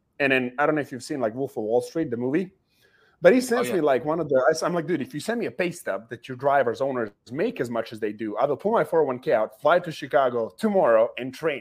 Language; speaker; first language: English; non-native, fluent; Serbian